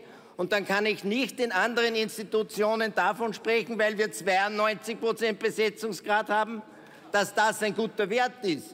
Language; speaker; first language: German; native; German